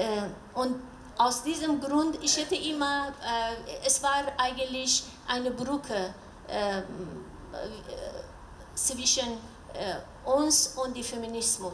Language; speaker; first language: German; non-native, learner; Persian